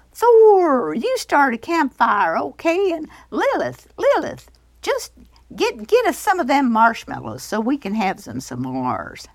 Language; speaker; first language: English; early bilingual, other home language; Spanish